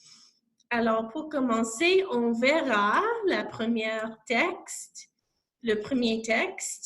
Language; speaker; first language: French; non-native, local second language; English